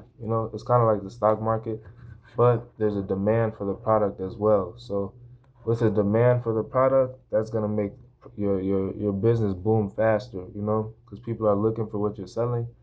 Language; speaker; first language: English; native; English